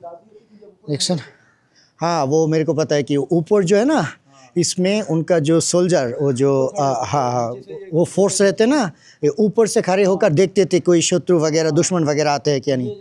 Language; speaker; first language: Hindi; non-native, fluent; Bangla